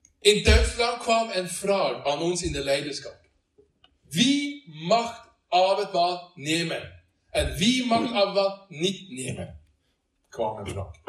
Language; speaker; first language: Dutch; non-native, learner; Norwegian